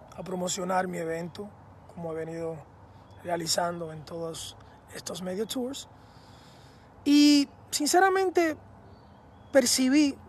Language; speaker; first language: Spanish; early bilingual, heritage; Spanish